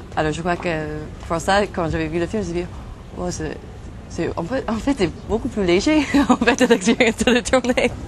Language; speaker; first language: French; non-native, fluent; English